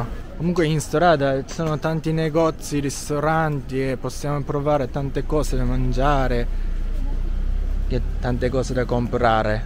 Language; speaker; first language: Italian; non-native, learner; Japanese